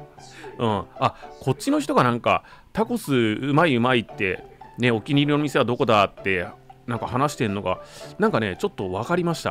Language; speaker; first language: Japanese; native; Japanese